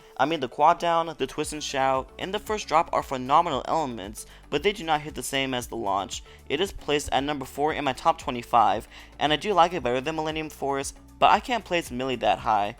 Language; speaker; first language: English; native; English